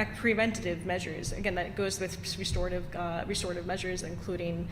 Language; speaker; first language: English; early bilingual, other home language; Italian